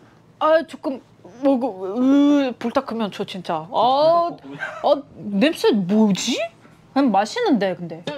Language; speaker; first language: Korean; non-native, learner; Russian